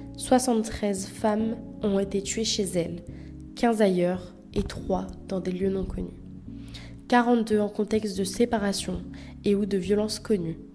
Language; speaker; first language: French; native; French